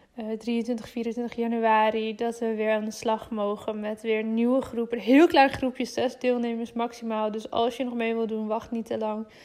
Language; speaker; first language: Dutch; native; Dutch